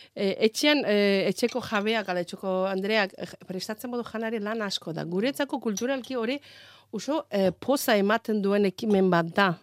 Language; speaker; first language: Basque; non-native, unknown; Azerbaijani